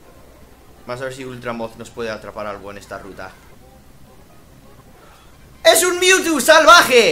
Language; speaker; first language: Spanish; native; Spanish